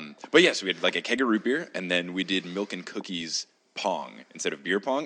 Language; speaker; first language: English; native; English